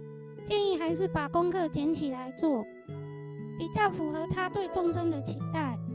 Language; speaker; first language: Chinese; native; Chinese